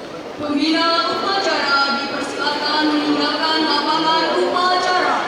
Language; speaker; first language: Indonesian; native; Indonesian